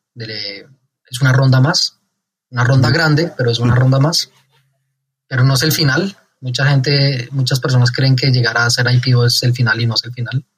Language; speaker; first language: Spanish; native; Spanish